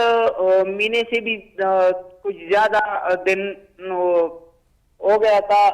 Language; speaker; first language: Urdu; non-native, learner; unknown